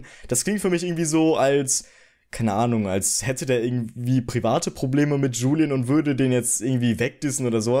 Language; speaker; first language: German; native; German